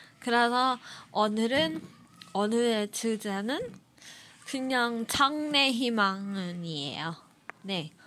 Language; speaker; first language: Korean; non-native, learner; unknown